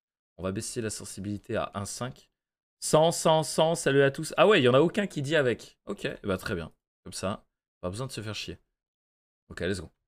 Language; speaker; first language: French; native; French